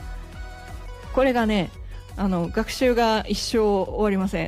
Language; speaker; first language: Japanese; native; Japanese